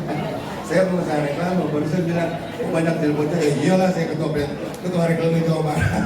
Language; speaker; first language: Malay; non-native, local second language; Sundanese